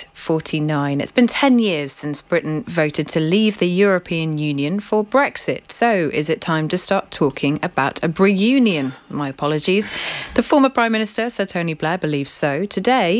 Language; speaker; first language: English; native; English